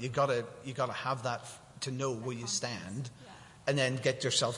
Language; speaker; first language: English; native; English